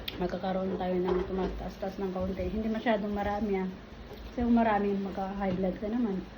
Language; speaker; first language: Filipino; non-native, local second language; Iloko